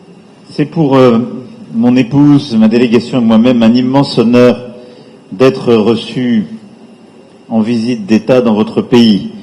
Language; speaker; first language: French; native; French